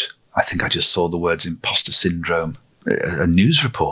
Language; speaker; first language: English; native; English